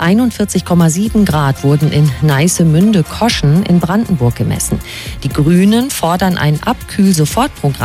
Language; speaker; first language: German; native; German